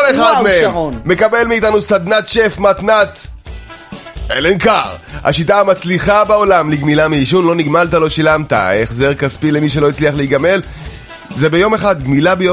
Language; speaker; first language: Hebrew; native; Hebrew